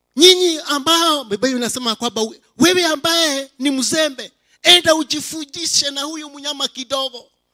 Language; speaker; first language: Swahili; non-native, local second language; Kikuyu